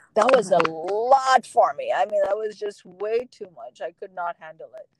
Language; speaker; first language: English; non-native, local second language; Tamil